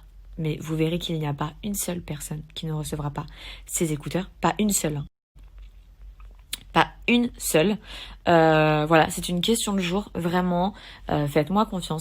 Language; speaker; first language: French; native; French